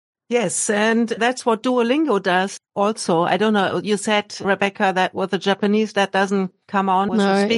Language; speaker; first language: English; non-native, fluent; German